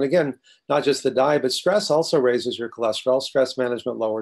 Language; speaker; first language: English; native; English